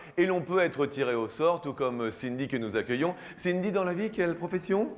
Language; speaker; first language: French; native; French